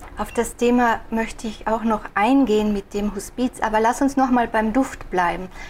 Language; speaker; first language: German; native; German